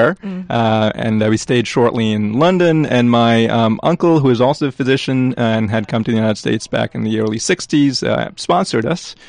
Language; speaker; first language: English; early bilingual, other home language; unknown